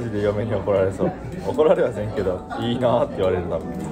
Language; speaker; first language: Japanese; native; Japanese